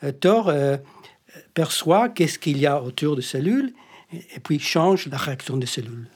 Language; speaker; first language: French; non-native, fluent; English